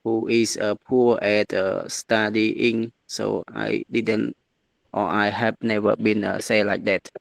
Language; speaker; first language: English; non-native, learner; Khmer